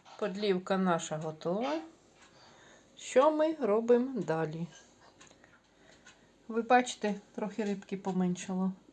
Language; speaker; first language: Ukrainian; native; Ukrainian